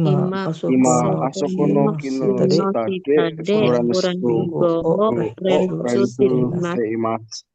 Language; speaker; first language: Japanese; non-native, learner; Indonesian